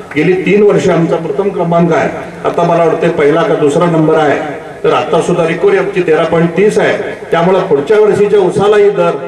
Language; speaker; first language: Marathi; native; Marathi